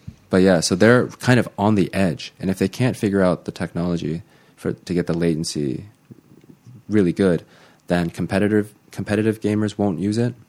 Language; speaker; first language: English; native; English